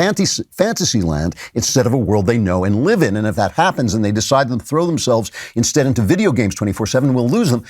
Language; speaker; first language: English; native; English